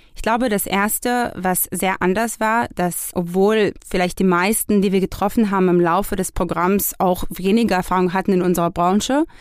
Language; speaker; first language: German; non-native, fluent; Hebrew